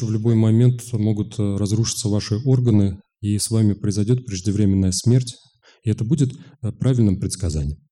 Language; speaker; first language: Russian; native; Russian